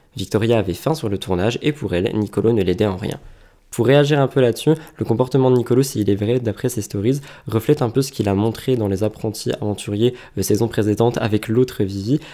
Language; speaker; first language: French; native; French